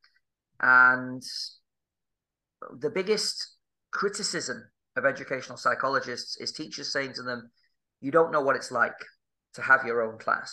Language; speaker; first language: English; native; English